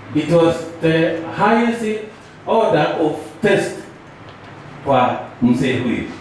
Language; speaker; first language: English; non-native, local second language; Swahili